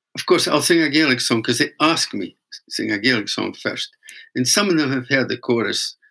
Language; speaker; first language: English; native; English